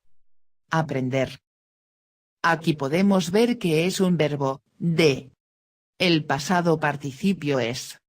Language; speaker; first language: Spanish; non-native, fluent; Dutch